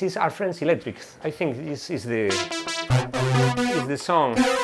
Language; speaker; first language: English; non-native, fluent; Spanish